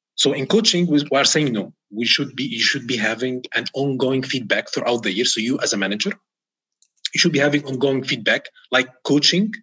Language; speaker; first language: English; non-native, fluent; Arabic